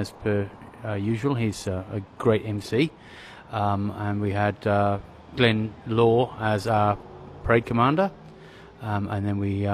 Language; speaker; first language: English; native; English